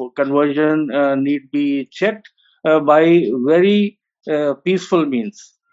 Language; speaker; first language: English; non-native, local second language; Hindi